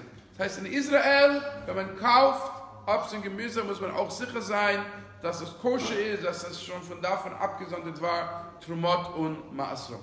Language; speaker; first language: German; non-native, fluent; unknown